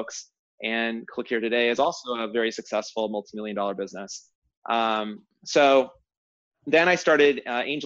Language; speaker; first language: English; native; English